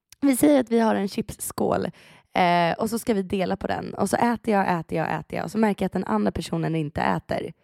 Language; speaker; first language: Swedish; early bilingual, other home language; Persian